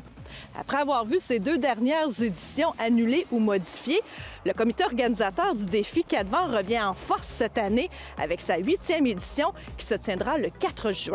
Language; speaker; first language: French; native; French